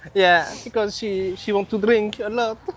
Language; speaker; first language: English; non-native, learner; French